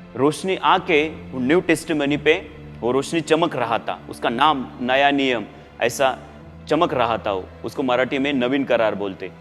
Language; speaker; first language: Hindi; non-native, local second language; Marathi